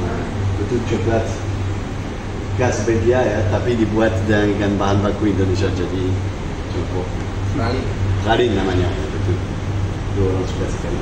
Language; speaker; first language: Indonesian; non-native, fluent; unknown